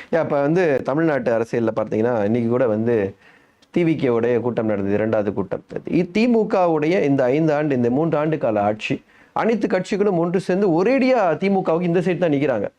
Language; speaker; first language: Tamil; native; Tamil